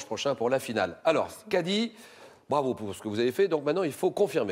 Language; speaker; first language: French; native; French